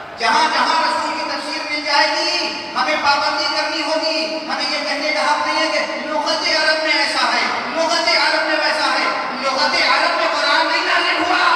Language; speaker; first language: Urdu; native; Urdu